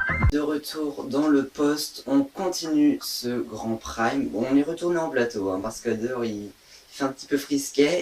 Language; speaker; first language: French; native; French